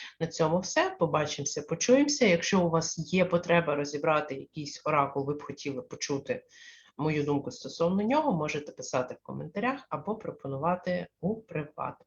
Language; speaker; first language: Ukrainian; non-native, local second language; Russian